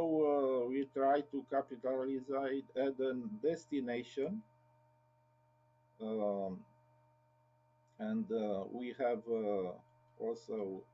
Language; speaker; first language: English; non-native, learner; Romanian